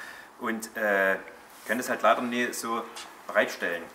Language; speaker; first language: German; native; German